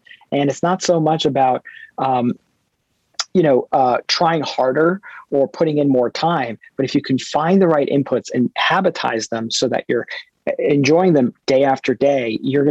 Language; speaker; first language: English; early bilingual, other home language; Hebrew